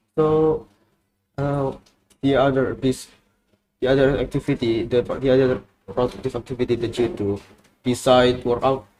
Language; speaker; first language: English; non-native, learner; Indonesian